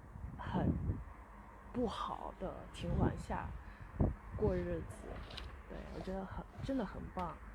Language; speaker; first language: Chinese; early bilingual, heritage; Chinese